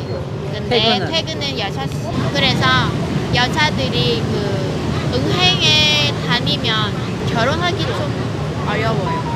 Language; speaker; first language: Korean; non-native, fluent; Vietnamese